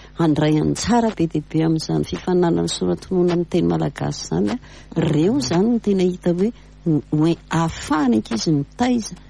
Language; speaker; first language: Malagasy; native; Malagasy